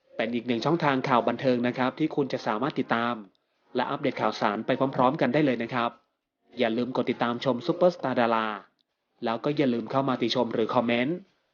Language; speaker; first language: Thai; native; Thai